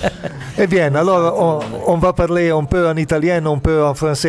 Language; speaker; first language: French; non-native, fluent; Italian